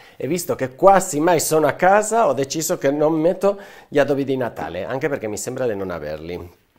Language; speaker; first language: Italian; non-native, fluent; Spanish